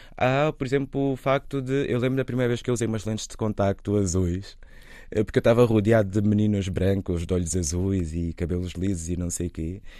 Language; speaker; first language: Portuguese; native; Portuguese